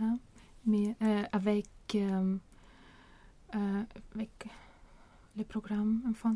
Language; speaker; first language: French; non-native, learner; Swedish